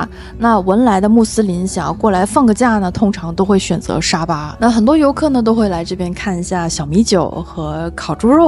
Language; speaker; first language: Chinese; native; Chinese